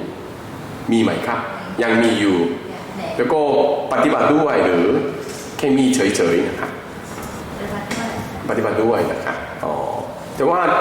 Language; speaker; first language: Thai; non-native, fluent; Korean